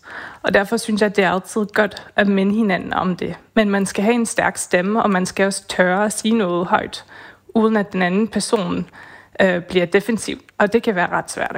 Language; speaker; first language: Danish; non-native, fluent; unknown